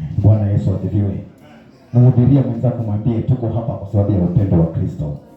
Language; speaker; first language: Swahili; non-native, local second language; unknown